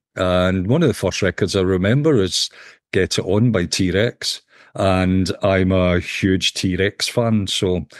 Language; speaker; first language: English; native; English